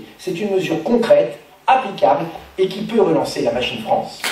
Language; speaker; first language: French; native; French